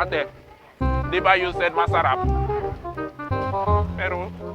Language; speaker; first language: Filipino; non-native, learner; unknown